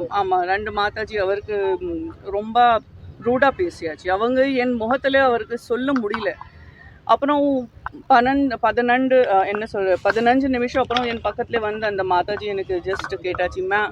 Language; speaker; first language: Tamil; non-native, fluent; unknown